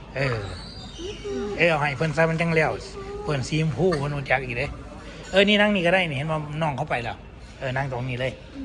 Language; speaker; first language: Thai; native; Thai